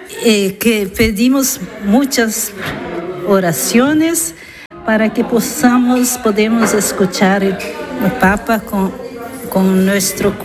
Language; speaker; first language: Spanish; non-native, learner; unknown